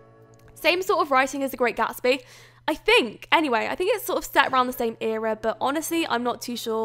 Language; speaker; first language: English; native; English